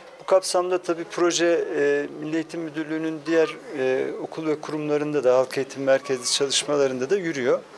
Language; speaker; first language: Turkish; native; Turkish